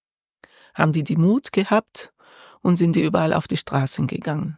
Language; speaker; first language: German; non-native, learner; Arabic